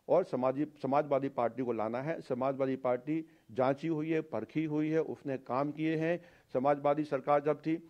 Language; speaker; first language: Hindi; native; Hindi